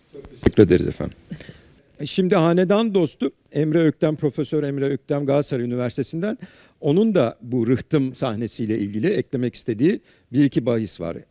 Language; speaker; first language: Turkish; native; Turkish